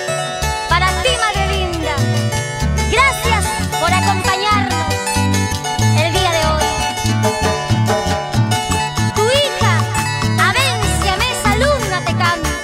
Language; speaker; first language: Spanish; native; Spanish